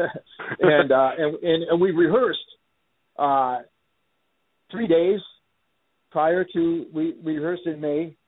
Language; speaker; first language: English; native; English